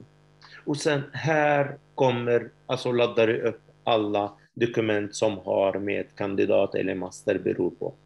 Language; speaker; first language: Swedish; non-native, fluent; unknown